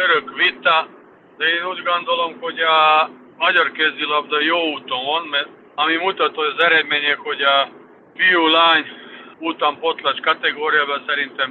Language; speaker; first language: Hungarian; non-native, fluent; Serbian